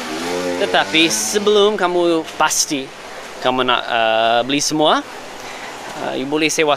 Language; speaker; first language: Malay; non-native, fluent; English